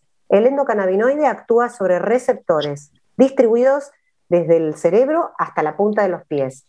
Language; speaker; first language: Spanish; native; Spanish